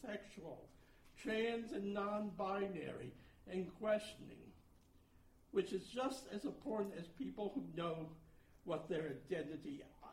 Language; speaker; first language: English; native; English